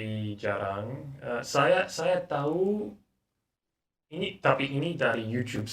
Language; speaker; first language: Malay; non-native, learner; English